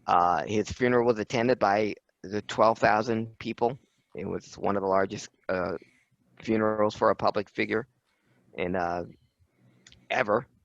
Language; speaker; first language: English; native; English